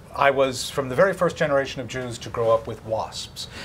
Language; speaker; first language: English; native; English